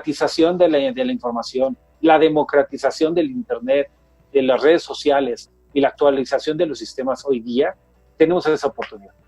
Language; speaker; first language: Spanish; native; Spanish